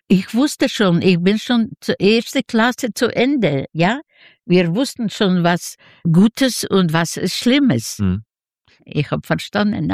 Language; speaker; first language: German; non-native, learner; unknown